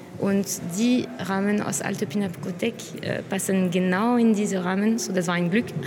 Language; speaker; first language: German; non-native, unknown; French